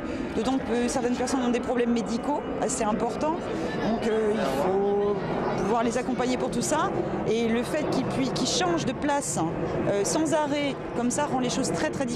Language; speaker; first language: French; native; French